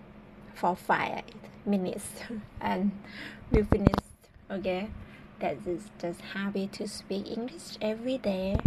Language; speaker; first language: English; non-native, learner; Thai